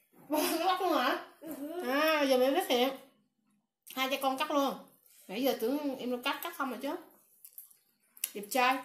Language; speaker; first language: Vietnamese; native; Vietnamese